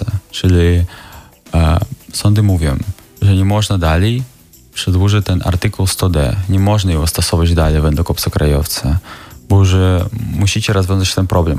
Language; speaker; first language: Polish; non-native, fluent; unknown